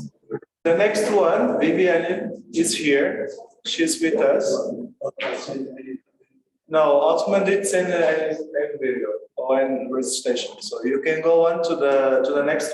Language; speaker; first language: English; non-native, fluent; Portuguese